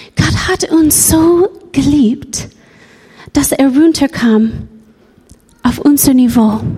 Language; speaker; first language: German; non-native, fluent; English